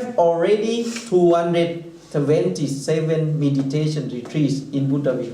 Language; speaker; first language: English; non-native, fluent; Thai